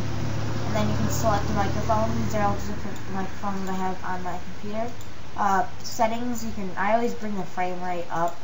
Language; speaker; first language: English; native; English